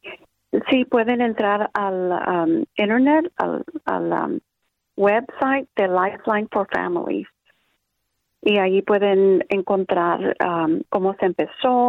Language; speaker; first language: Spanish; early bilingual, other home language; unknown